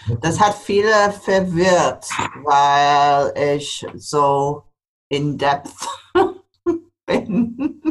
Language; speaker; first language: German; non-native, fluent; English